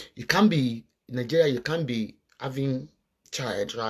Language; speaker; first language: English; non-native, local second language; Yoruba